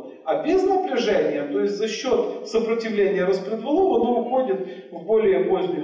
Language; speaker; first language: Russian; native; Russian